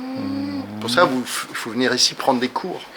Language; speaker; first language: French; native; French